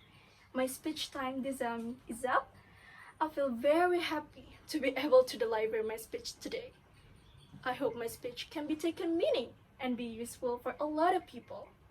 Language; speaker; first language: English; non-native, learner; Indonesian